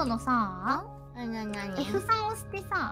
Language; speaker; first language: Japanese; native; Japanese